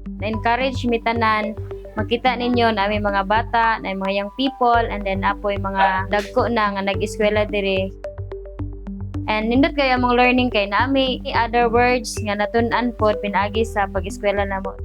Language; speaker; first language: Cebuano; non-native, local second language; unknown